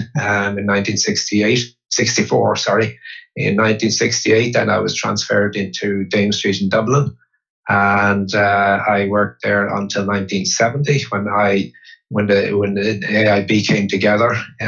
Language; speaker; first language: English; native; English